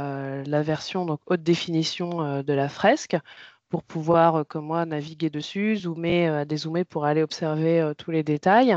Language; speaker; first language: French; native; French